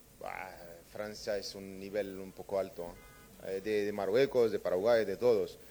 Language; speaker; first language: Spanish; non-native, learner; Arabic